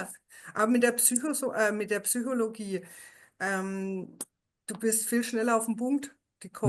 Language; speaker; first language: German; native; German